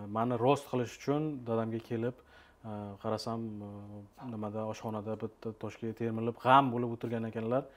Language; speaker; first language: Uzbek; early bilingual, heritage; Uzbek